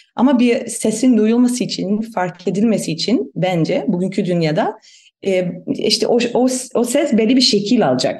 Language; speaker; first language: Turkish; non-native, fluent; German